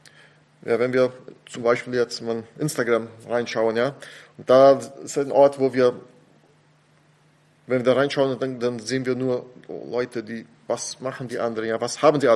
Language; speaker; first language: German; non-native, fluent; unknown